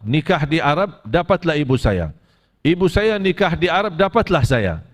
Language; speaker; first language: Malay; non-native, fluent; Arabic